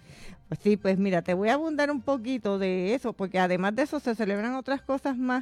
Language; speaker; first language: Spanish; native; Spanish